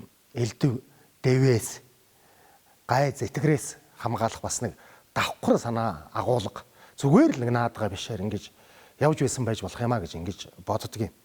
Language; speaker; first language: Mongolian; native; Mongolian